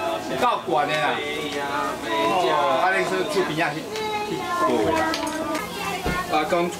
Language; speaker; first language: Chinese; native; Chinese